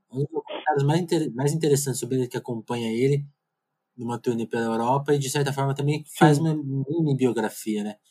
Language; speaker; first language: Portuguese; native; Portuguese